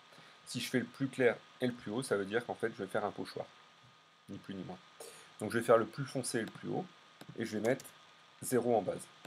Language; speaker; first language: French; native; French